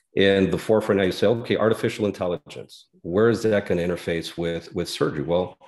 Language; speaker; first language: English; native; English